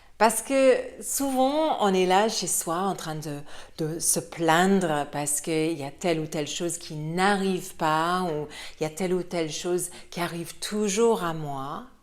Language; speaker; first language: French; non-native, fluent; English